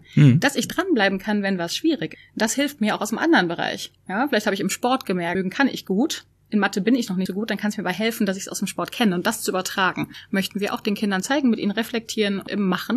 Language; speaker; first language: German; native; German